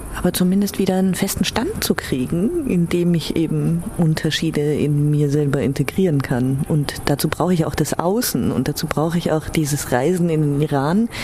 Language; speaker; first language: German; early bilingual, heritage; German